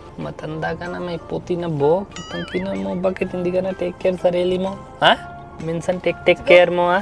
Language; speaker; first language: Filipino; non-native, learner; Hindi